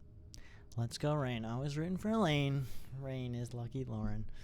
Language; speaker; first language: English; native; English